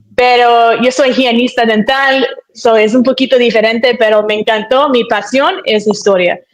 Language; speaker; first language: Spanish; early bilingual, heritage; Spanish